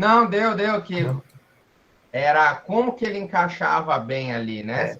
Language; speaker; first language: Portuguese; native; Portuguese